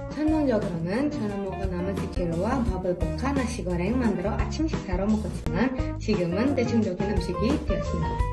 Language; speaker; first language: Korean; non-native, fluent; Indonesian